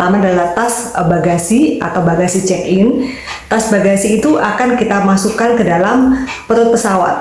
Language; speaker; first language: Indonesian; native; Indonesian